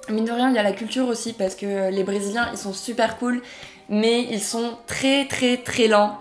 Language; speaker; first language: French; native; French